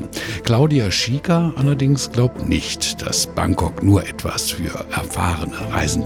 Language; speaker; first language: German; native; German